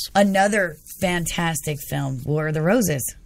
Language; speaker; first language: English; native; English